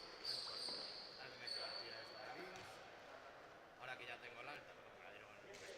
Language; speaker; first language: Spanish; native; Spanish